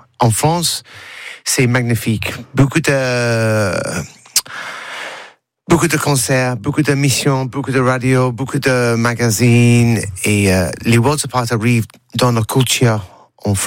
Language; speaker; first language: French; non-native, learner; English